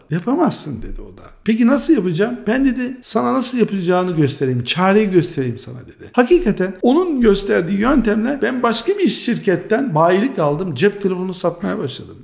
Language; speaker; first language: Turkish; early bilingual, heritage; Turkish